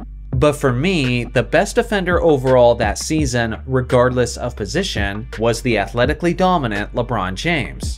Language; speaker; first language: English; native; English